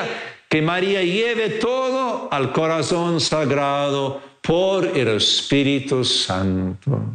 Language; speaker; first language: Spanish; non-native, fluent; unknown